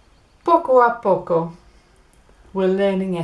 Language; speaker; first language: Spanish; non-native, learner; English